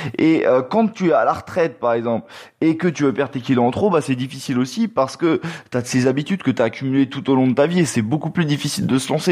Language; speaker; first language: French; native; French